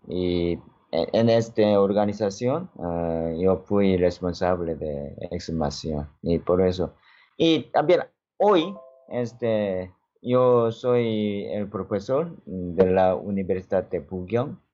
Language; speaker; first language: Spanish; non-native, learner; Korean